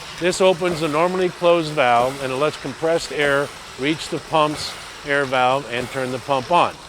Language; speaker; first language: English; native; English